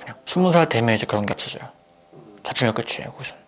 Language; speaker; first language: Korean; early bilingual, other home language; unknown